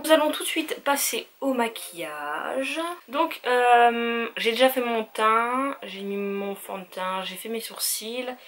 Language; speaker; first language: French; native; French